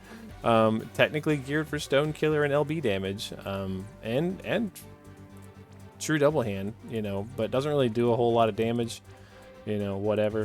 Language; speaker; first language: English; native; English